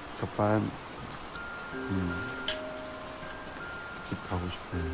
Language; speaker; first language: Korean; non-native, learner; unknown